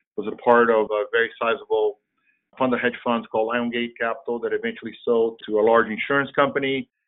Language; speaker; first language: English; non-native, fluent; Portuguese